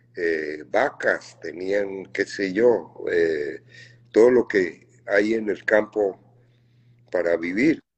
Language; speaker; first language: Spanish; native; Spanish